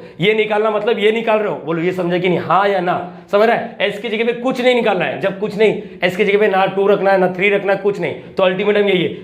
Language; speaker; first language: Hindi; non-native, local second language; Marathi